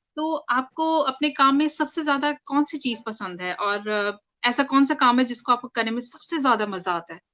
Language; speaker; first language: Urdu; native; Urdu